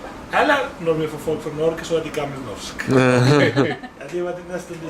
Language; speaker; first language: Danish; non-native, fluent; Icelandic